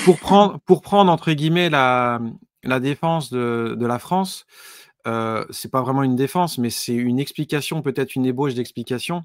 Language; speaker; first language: French; native; French